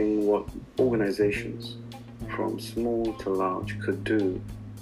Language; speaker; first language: English; non-native, local second language; Urdu